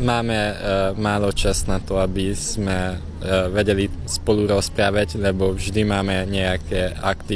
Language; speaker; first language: Slovak; non-native, local second language; Hungarian